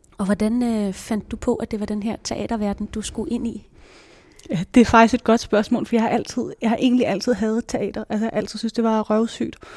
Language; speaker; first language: Danish; native; Danish